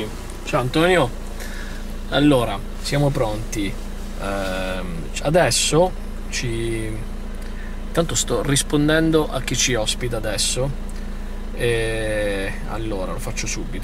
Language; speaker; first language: Italian; native; Italian